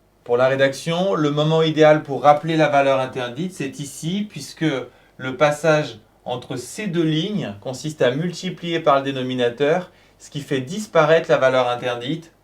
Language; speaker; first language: French; native; French